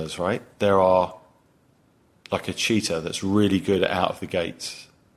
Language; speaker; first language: English; native; English